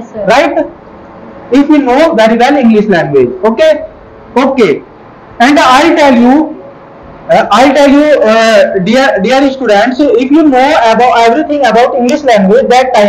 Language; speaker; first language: English; non-native, local second language; Hindi